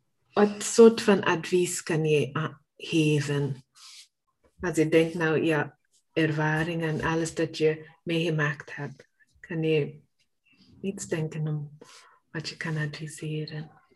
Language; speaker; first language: Dutch; non-native, learner; English